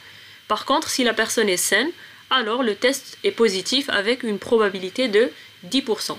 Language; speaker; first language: French; non-native, local second language; Arabic